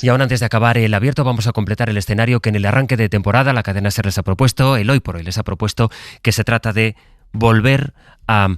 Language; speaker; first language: Spanish; native; Spanish